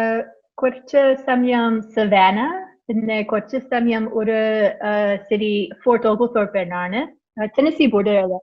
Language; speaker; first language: Malayalam; non-native, learner; English